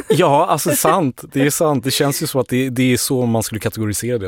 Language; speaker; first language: Swedish; native; Swedish